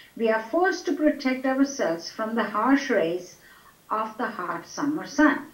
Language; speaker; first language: English; non-native, local second language; Gujarati